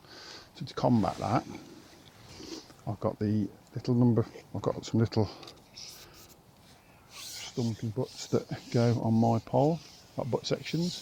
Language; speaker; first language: English; native; English